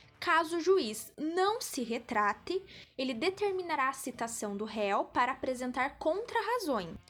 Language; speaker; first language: Portuguese; native; Portuguese